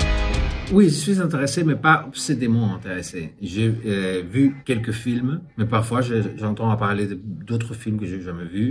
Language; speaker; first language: French; non-native, fluent; Spanish